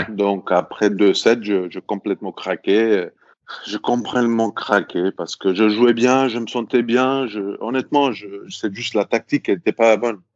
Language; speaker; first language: French; non-native, fluent; Greek